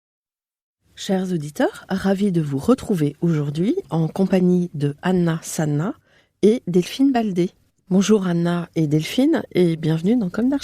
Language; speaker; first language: French; native; French